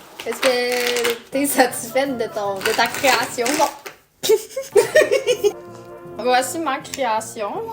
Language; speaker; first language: French; native; French